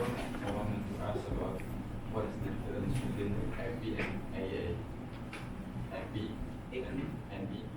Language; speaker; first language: English; non-native, learner; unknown